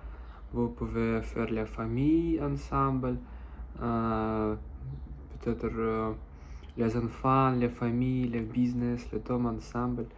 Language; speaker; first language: French; non-native, learner; Russian